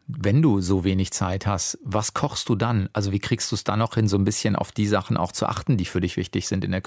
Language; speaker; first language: German; native; German